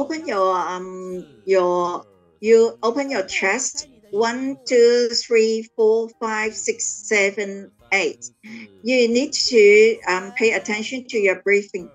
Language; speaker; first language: English; non-native, learner; Chinese